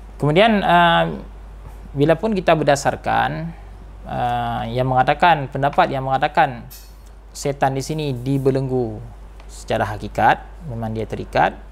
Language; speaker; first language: Malay; non-native, local second language; Achinese